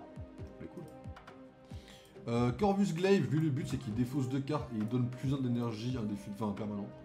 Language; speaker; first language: French; native; French